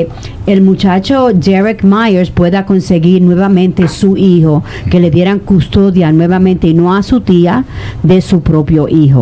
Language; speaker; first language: Spanish; native; Spanish